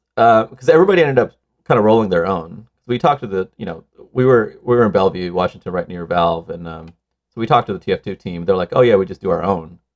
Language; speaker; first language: English; non-native, local second language; Sinhala